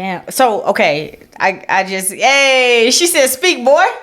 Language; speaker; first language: English; native; English